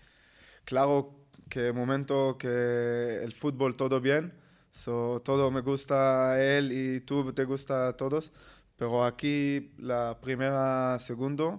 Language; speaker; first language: Spanish; non-native, learner; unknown